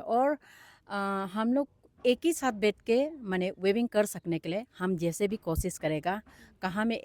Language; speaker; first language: Hindi; non-native, local second language; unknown